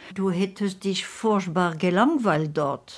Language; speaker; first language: German; non-native, fluent; French